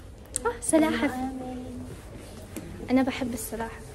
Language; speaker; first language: Arabic; native; Arabic